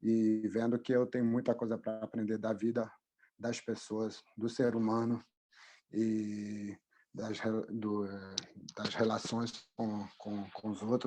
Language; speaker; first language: Portuguese; non-native, fluent; French